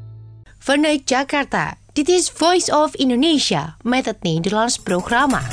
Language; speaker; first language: Dutch; non-native, fluent; Indonesian